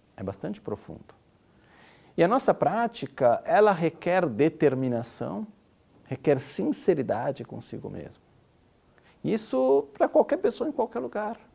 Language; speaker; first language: Portuguese; native; Portuguese